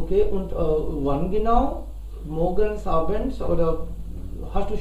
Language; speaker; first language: German; non-native, fluent; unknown